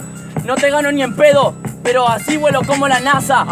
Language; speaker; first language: Spanish; native; Spanish